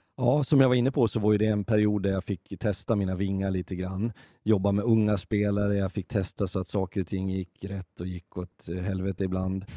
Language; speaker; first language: Swedish; native; Swedish